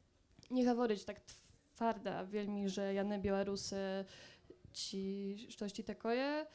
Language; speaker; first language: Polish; non-native, local second language; Belarusian